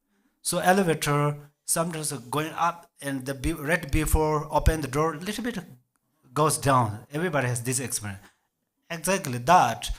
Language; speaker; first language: English; non-native, learner; Tibetan